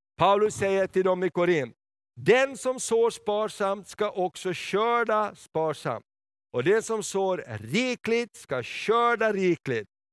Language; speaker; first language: Swedish; native; Swedish